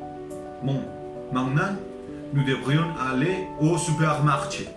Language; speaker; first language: French; non-native, learner; Spanish